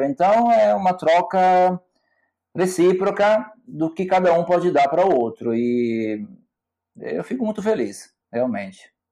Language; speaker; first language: Portuguese; non-native, fluent; Italian